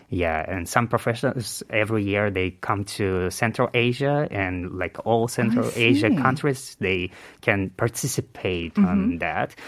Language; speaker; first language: English; non-native, learner; Uzbek